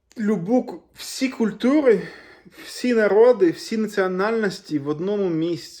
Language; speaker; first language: Ukrainian; non-native, local second language; Russian